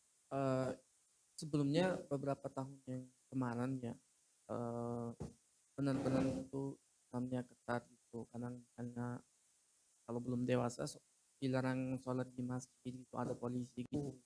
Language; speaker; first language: Indonesian; non-native, fluent; Uzbek